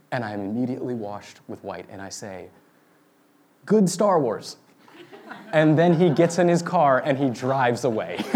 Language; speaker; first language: English; native; English